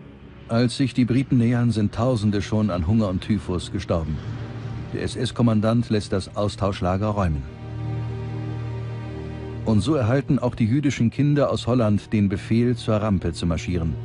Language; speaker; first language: German; native; German